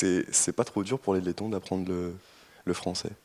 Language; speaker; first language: French; native; French